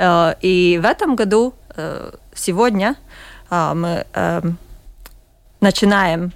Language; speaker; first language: Russian; non-native, local second language; Latvian